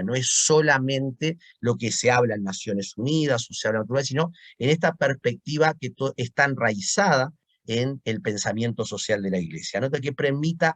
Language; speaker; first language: Spanish; native; Spanish